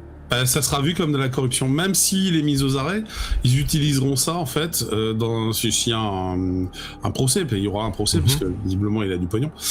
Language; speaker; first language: French; native; French